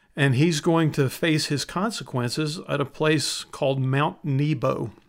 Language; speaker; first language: English; native; English